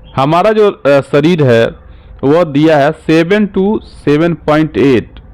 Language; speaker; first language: Hindi; native; Hindi